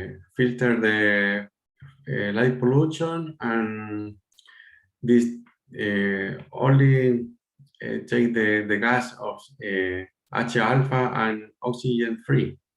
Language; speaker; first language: English; non-native, learner; Spanish